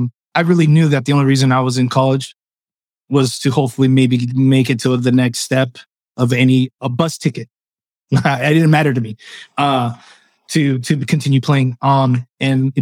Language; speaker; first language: English; early bilingual, other home language; Spanish